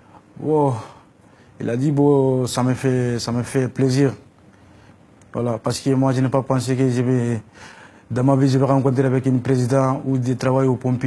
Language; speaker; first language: French; non-native, learner; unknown